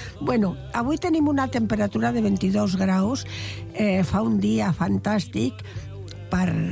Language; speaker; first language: Catalan; non-native, local second language; Spanish